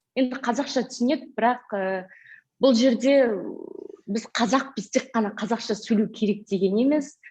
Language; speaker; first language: Kazakh; native; Kazakh